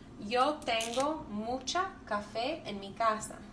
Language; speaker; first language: Spanish; non-native, fluent; English